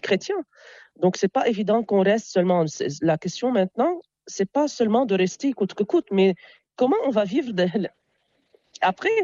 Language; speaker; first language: French; non-native, local second language; Arabic